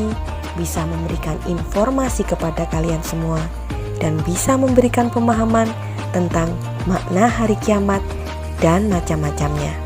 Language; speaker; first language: Indonesian; native; Indonesian